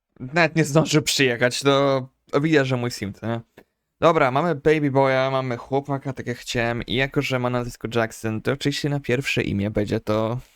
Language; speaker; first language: Polish; native; Polish